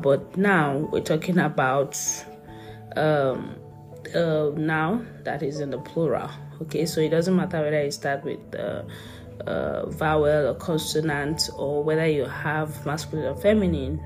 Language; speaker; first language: English; non-native, local second language; Yoruba